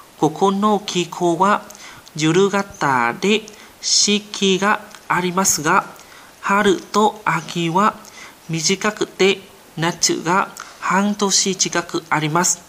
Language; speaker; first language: Japanese; non-native, learner; Vietnamese